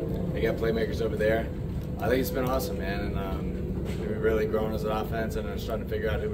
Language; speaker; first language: English; native; English